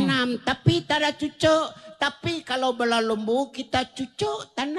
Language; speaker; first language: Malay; non-native, local second language; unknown